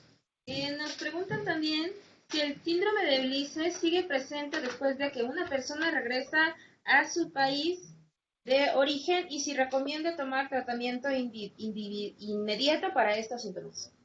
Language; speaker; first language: Spanish; native; Spanish